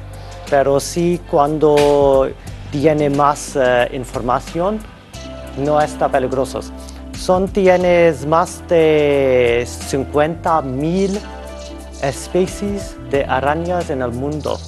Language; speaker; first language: Spanish; non-native, learner; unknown